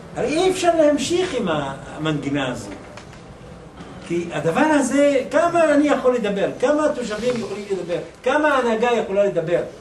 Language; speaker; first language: Hebrew; non-native, local second language; Arabic